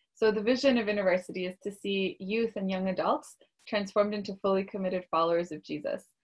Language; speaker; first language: English; native; English